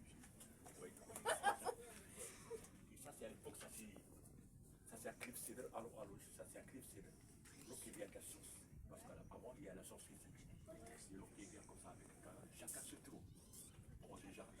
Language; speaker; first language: French; non-native, local second language; Arabic